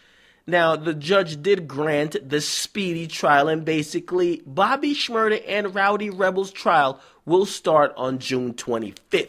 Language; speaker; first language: English; native; English